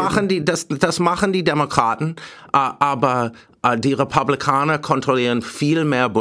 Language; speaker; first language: German; non-native, fluent; English